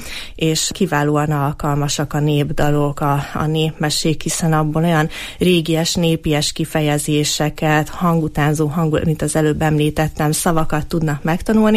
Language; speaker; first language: Hungarian; native; Hungarian